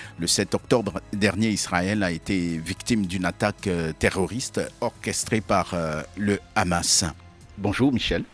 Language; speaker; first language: French; native; French